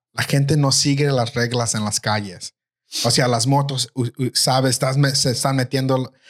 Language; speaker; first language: Spanish; early bilingual, heritage; Spanish